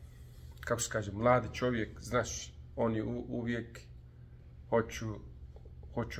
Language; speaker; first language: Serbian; non-native, learner; Turkish